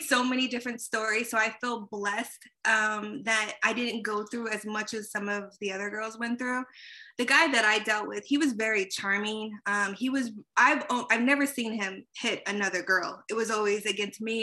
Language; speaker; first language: English; native; English